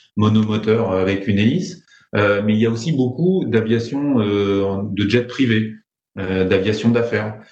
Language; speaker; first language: French; native; French